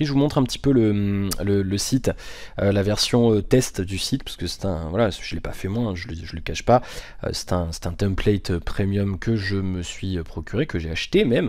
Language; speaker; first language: French; native; French